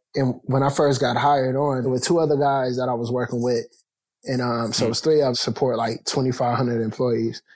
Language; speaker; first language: English; native; English